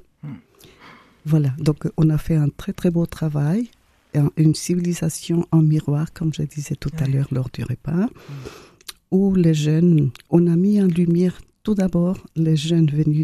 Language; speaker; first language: French; non-native, fluent; Spanish